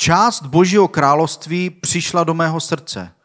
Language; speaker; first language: Czech; non-native, learner; Swedish